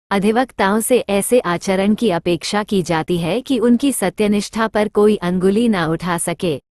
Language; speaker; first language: Hindi; native; Hindi